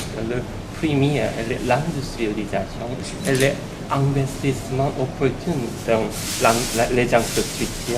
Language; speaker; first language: French; non-native, learner; Korean